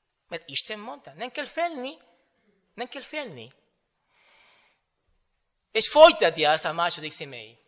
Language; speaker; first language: Hungarian; non-native, learner; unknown